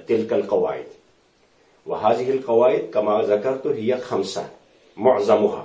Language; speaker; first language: Arabic; non-native, fluent; Urdu